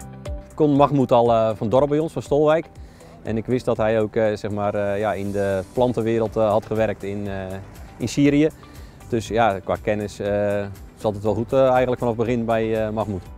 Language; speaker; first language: Dutch; native; Dutch